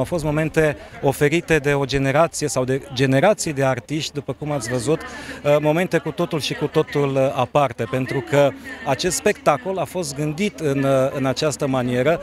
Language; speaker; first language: Romanian; native; Romanian